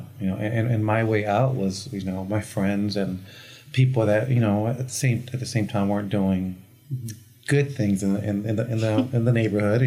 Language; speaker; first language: English; early bilingual, other home language; Spanish